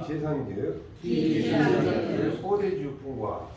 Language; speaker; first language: Korean; native; Korean